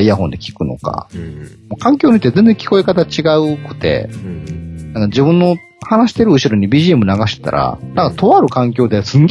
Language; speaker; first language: Japanese; native; Japanese